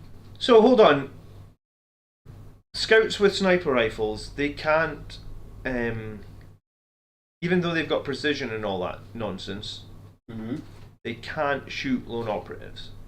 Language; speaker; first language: English; native; English